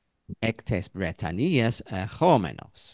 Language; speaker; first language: Greek; non-native, learner; English